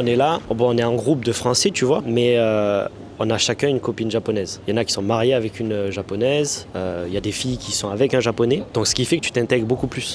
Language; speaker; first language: French; native; French